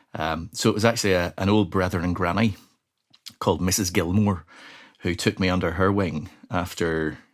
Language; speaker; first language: English; native; English